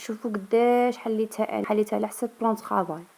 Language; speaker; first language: Arabic; native; Arabic